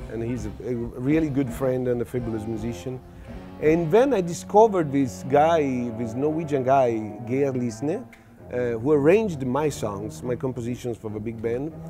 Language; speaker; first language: English; non-native, fluent; Italian